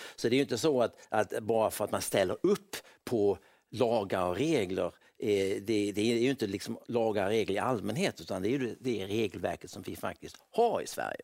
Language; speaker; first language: Swedish; native; Swedish